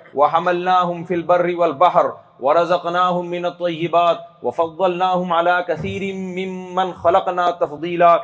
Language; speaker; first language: Urdu; native; Urdu